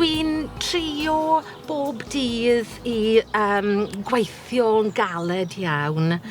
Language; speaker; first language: Welsh; non-native, learner; English